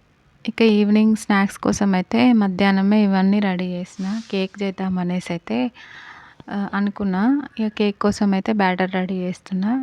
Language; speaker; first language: Telugu; native; Telugu